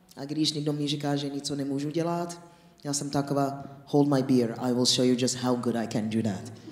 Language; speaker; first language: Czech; non-native, fluent; English